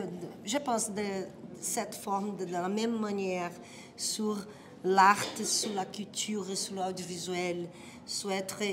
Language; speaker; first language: French; non-native, learner; Portuguese